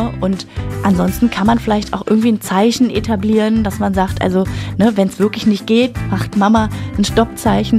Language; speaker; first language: German; native; German